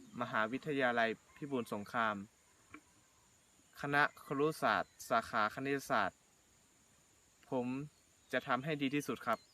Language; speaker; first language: Thai; native; Thai